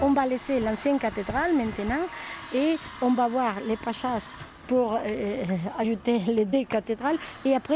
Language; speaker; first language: French; non-native, fluent; Spanish